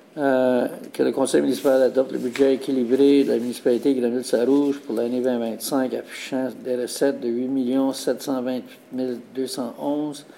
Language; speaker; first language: French; native; French